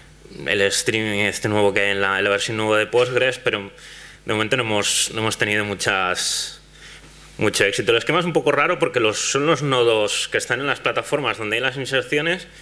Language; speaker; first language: Spanish; non-native, local second language; Catalan